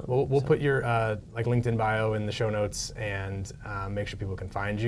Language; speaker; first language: English; native; English